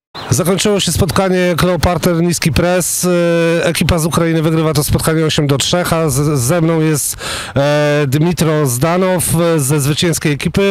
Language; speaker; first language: Polish; native; Polish